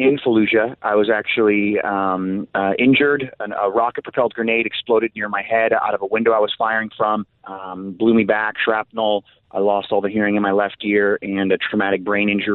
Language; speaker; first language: English; native; English